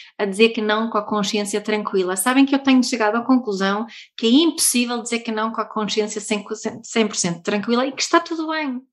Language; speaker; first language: Portuguese; non-native, fluent; Swedish